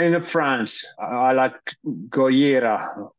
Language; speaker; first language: English; non-native, learner; Finnish